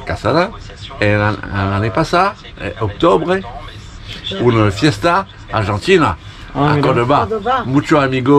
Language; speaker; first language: Spanish; non-native, learner; French